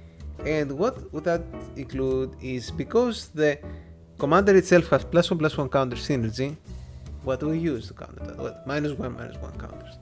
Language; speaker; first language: English; non-native, fluent; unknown